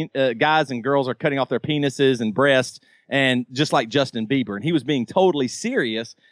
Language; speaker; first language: English; native; English